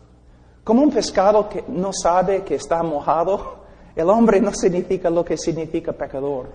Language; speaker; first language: Spanish; non-native, fluent; English